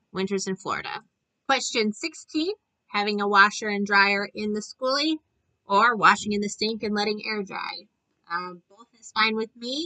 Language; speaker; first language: English; native; English